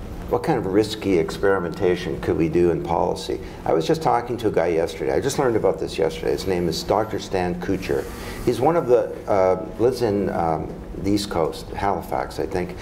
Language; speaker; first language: English; native; English